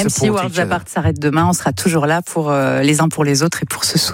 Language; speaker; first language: French; native; French